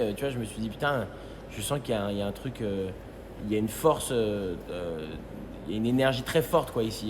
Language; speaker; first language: French; native; French